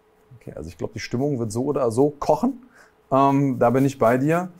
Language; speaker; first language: German; native; German